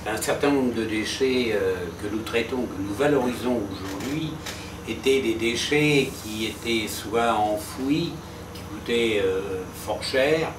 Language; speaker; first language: French; native; French